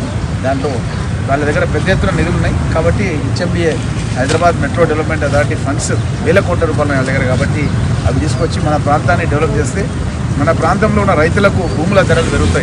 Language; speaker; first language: Telugu; native; Telugu